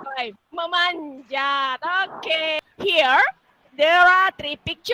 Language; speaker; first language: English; non-native, learner; Indonesian